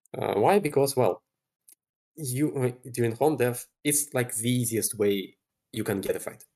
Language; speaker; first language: English; non-native, fluent; Russian